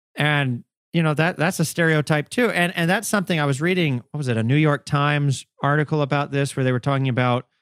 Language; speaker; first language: English; native; English